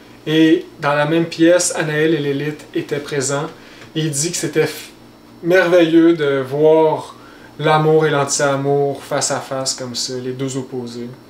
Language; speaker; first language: French; native; French